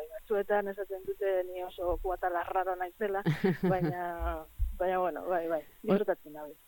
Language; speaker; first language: Basque; non-native, learner; Spanish